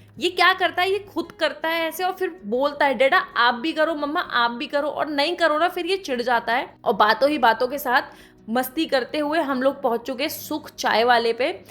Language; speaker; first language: Hindi; native; Hindi